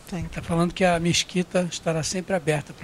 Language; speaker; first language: Portuguese; native; Portuguese